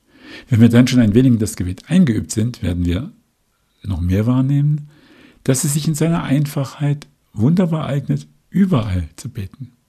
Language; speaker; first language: German; native; German